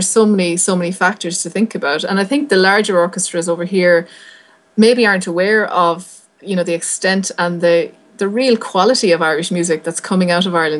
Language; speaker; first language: English; native; English